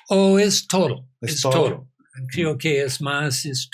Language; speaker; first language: Spanish; non-native, fluent; English